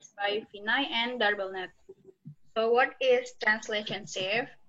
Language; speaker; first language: English; non-native, local second language; Indonesian